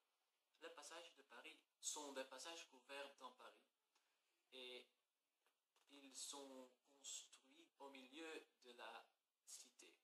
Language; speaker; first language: French; non-native, learner; Dutch